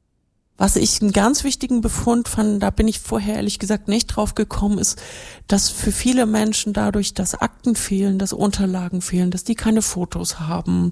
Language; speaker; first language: German; native; German